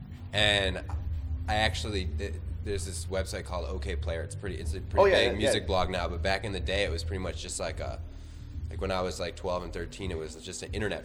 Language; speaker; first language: English; native; English